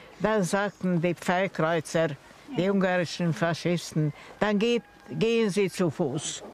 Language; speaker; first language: German; non-native, fluent; Hungarian